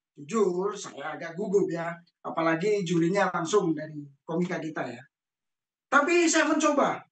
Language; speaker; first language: Indonesian; native; Indonesian